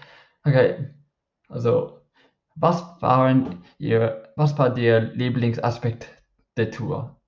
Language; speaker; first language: German; non-native, learner; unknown